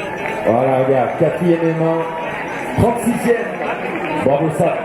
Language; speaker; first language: French; native; French